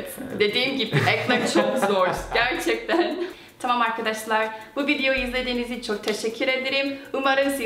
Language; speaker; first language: Turkish; non-native, fluent; Korean